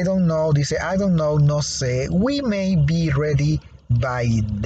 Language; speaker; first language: English; non-native, fluent; Spanish